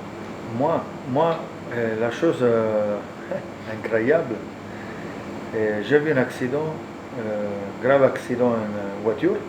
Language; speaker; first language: French; non-native, learner; Italian